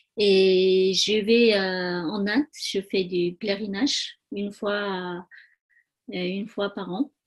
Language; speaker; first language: French; non-native, learner; Tibetan